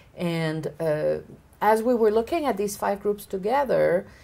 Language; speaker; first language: English; native; English